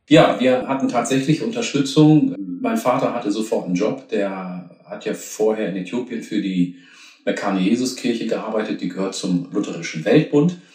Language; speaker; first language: German; early bilingual, other home language; Oromo